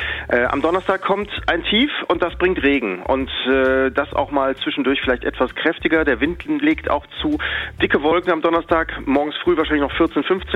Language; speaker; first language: German; native; German